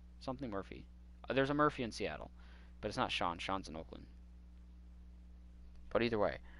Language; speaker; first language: English; native; English